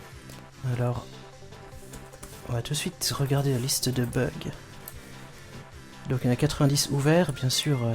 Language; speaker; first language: French; native; French